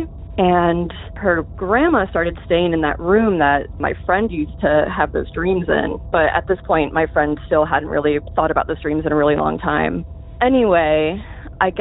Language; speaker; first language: English; native; English